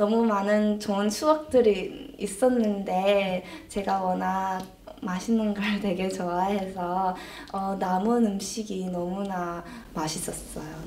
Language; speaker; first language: Korean; early bilingual, heritage; Korean